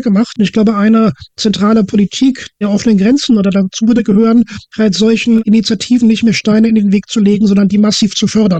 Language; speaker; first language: German; native; German